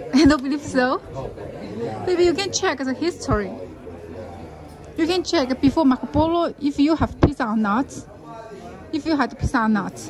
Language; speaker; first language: English; non-native, fluent; Chinese